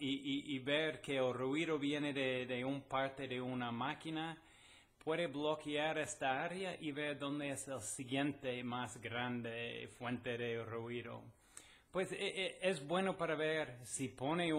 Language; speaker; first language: Spanish; non-native, fluent; English